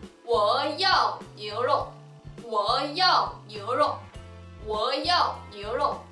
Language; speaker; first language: Chinese; non-native, fluent; Korean